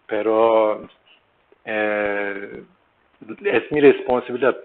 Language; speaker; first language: Spanish; non-native, learner; Turkish